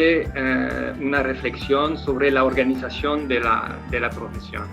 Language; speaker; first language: Spanish; non-native, fluent; French